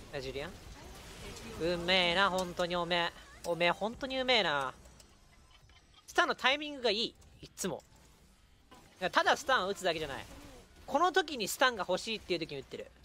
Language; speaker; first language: Japanese; native; Japanese